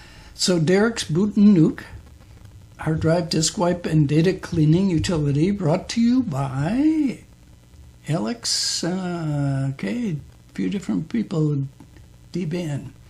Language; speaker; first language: English; native; English